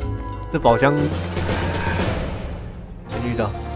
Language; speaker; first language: Chinese; native; Chinese